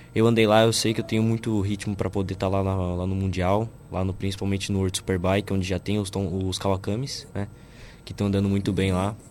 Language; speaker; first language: Portuguese; native; Portuguese